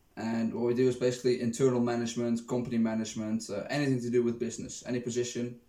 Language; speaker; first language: English; non-native, fluent; Dutch